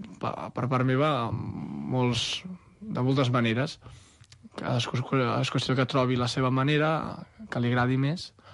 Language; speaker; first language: Catalan; native; Catalan